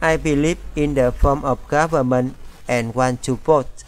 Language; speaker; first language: English; non-native, fluent; Vietnamese